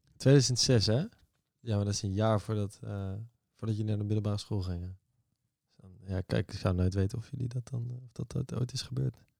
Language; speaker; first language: Dutch; native; Dutch